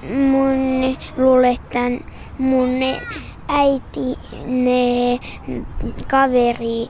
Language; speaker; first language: Finnish; early bilingual, heritage; Finnish